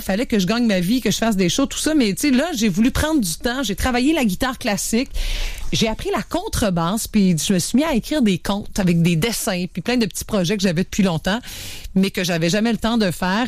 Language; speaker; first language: French; native; French